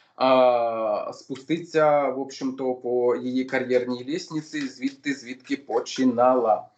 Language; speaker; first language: Ukrainian; non-native, local second language; Russian